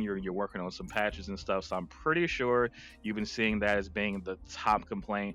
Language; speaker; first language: English; native; English